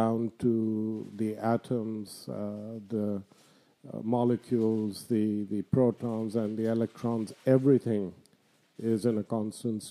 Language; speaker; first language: English; non-native, local second language; Bangla